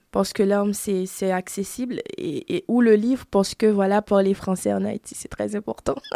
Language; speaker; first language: French; non-native, local second language; Haitian Creole